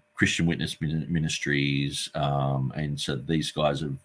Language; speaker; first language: English; native; English